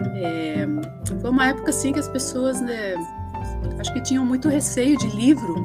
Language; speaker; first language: Portuguese; early bilingual, other home language; Spanish